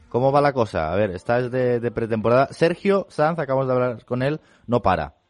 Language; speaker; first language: Spanish; non-native, local second language; Catalan